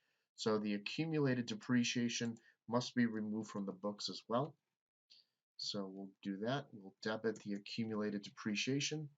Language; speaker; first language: English; native; English